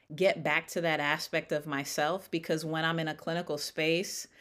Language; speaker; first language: English; native; English